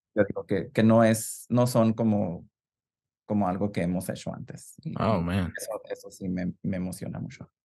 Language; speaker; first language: Spanish; early bilingual, heritage; Spanish